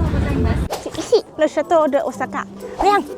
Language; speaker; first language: French; non-native, learner; Thai